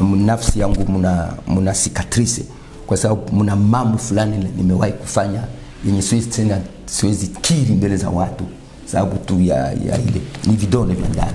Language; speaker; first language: Swahili; non-native, local second language; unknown